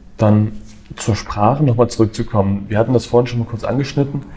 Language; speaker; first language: German; native; German